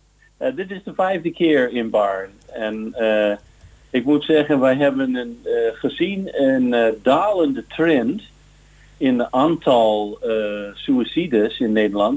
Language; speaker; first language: Dutch; non-native, fluent; English